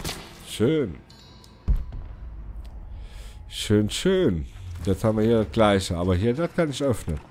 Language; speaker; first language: German; native; German